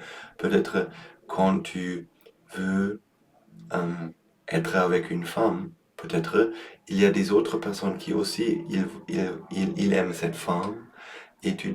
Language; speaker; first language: French; non-native, learner; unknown